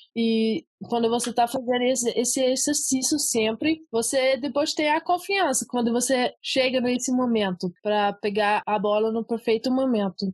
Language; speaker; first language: Portuguese; early bilingual, heritage; Portuguese